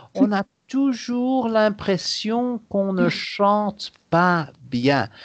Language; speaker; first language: French; native; French